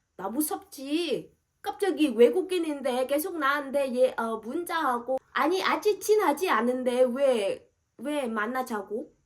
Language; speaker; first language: Korean; non-native, learner; Vietnamese